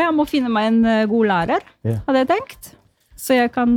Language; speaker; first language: Norwegian; non-native, fluent; Polish